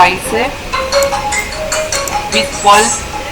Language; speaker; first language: German; non-native, learner; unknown